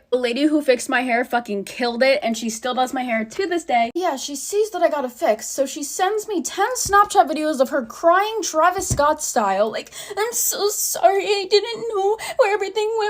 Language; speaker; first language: English; native; English